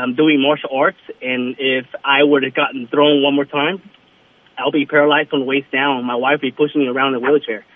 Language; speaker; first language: English; early bilingual, other home language; Vietnamese